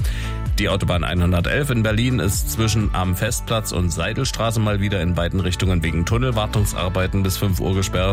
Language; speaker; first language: German; native; German